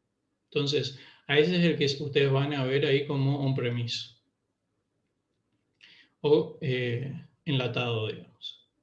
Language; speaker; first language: Spanish; native; Spanish